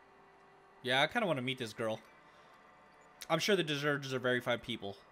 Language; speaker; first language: English; native; English